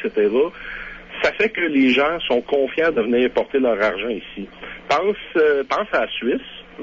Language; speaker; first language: French; native; French